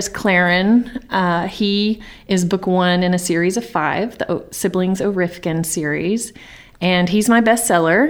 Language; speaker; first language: English; native; English